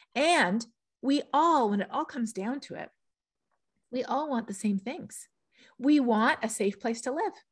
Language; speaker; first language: English; native; English